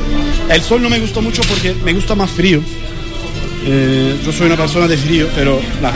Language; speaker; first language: Spanish; non-native, learner; Turkish